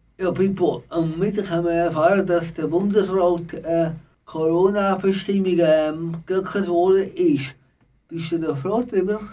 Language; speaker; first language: German; native; German